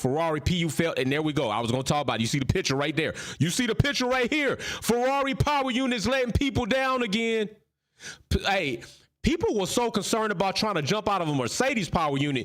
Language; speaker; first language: English; native; English